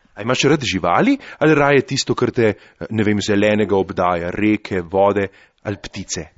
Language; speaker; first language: Slovenian; native; Slovenian